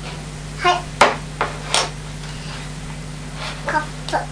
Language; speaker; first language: Japanese; native; Japanese